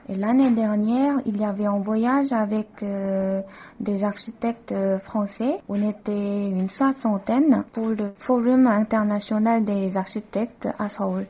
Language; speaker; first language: French; non-native, fluent; Korean